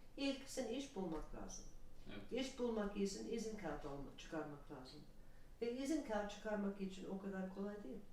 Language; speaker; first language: Turkish; non-native, learner; English